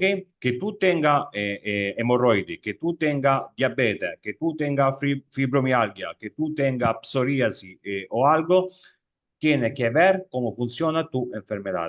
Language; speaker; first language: Spanish; non-native, fluent; Italian